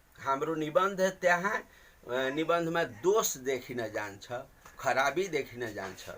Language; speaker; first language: Nepali; native; Nepali